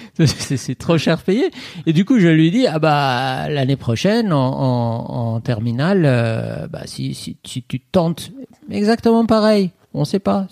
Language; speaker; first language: French; non-native, fluent; Persian